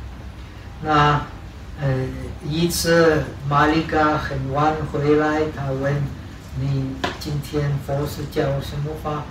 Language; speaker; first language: Chinese; non-native, fluent; Czech